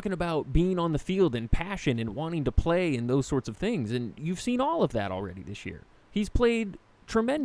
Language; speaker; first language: English; native; English